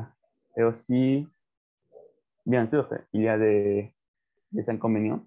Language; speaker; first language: French; non-native, learner; Spanish